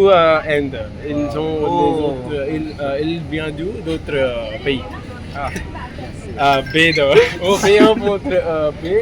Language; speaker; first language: French; non-native, learner; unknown